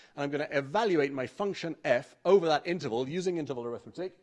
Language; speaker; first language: English; native; English